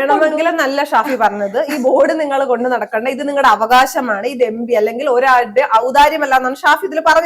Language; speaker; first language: Malayalam; native; Malayalam